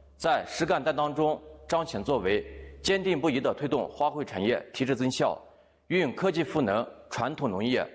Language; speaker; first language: Chinese; native; Chinese